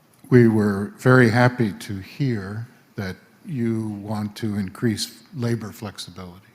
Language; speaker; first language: English; native; English